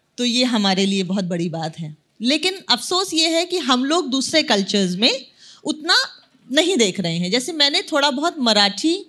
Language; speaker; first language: Hindi; native; Hindi